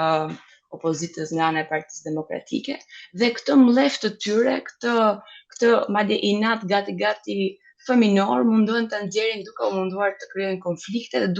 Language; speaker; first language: Albanian; native; Albanian